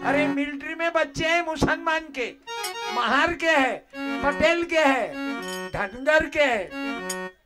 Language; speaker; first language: Hindi; non-native, local second language; Marathi